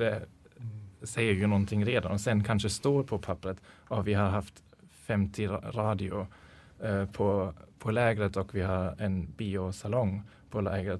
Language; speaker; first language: Swedish; non-native, fluent; German